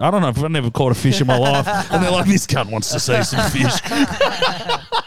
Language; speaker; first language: English; native; English